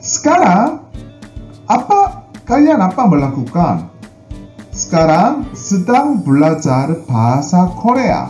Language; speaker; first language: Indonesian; non-native, learner; Korean